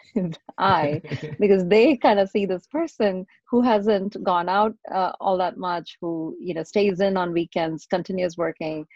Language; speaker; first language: English; non-native, local second language; Tamil